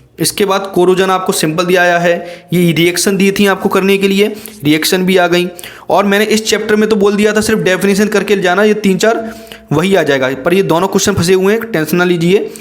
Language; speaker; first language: Hindi; native; Hindi